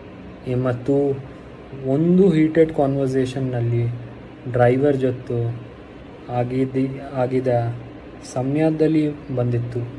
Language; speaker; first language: Kannada; non-native, local second language; Hindi